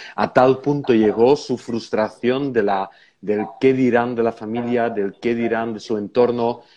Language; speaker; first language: Spanish; non-native, fluent; Dutch